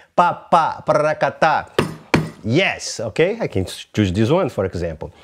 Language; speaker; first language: English; non-native, fluent; Portuguese